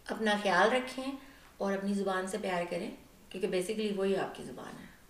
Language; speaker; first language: Urdu; native; Urdu